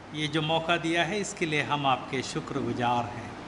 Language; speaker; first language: Hindi; native; Hindi